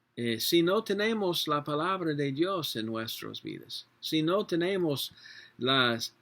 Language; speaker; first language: Spanish; non-native, learner; English